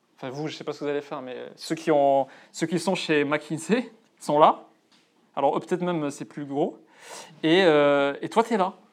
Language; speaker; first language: French; non-native, local second language; Arabic